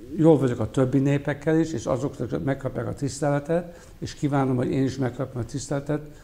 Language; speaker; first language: Hungarian; early bilingual, heritage; Hungarian